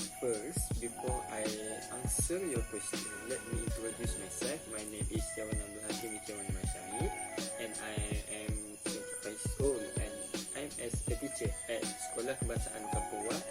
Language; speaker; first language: English; non-native, local second language; Malay